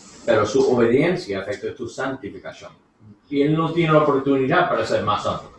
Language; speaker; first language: Spanish; non-native, learner; English